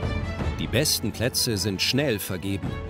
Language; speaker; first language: German; native; German